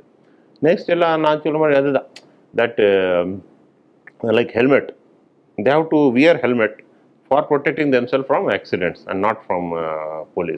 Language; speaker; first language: Tamil; non-native, fluent; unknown